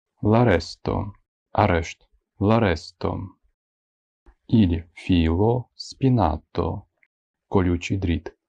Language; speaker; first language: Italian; non-native, fluent; Ukrainian